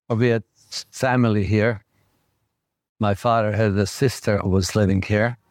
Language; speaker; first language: English; non-native, fluent; Slovak